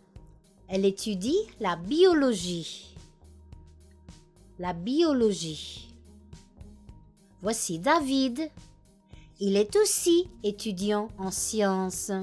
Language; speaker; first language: French; non-native, fluent; English